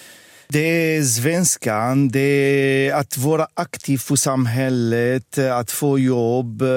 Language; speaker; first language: Swedish; non-native, fluent; Arabic